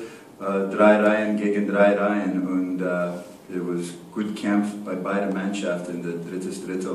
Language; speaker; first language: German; non-native, learner; English